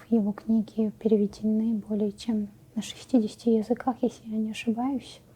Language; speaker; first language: Russian; non-native, local second language; Chechen